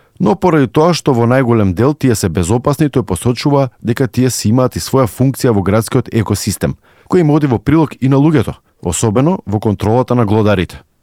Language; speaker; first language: Macedonian; native; Macedonian